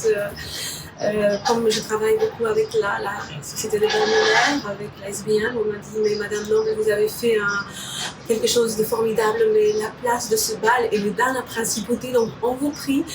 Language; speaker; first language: French; non-native, fluent; Romanian